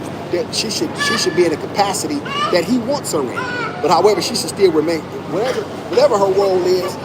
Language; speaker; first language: English; native; English